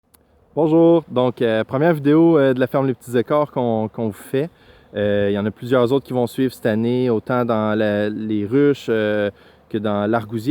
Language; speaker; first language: French; native; French